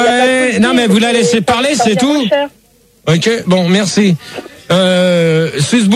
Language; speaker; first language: French; native; French